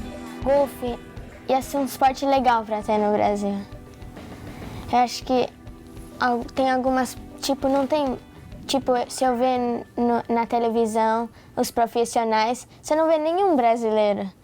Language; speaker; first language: Portuguese; early bilingual, heritage; English